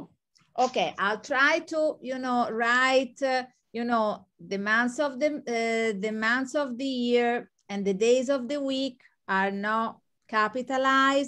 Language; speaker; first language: English; non-native, fluent; Italian